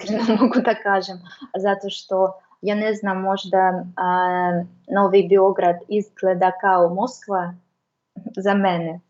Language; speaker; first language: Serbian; non-native, learner; Russian